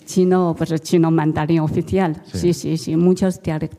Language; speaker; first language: Spanish; non-native, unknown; Chinese